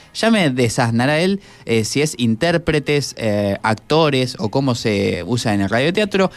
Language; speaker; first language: Spanish; native; Spanish